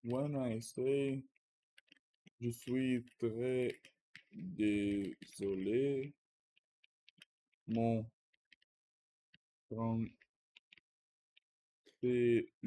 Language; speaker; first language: French; non-native, learner; Russian